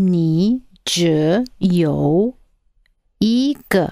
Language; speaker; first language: Chinese; non-native, learner; English